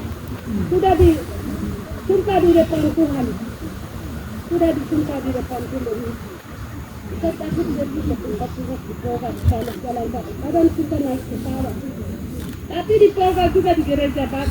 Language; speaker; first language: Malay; non-native, local second language; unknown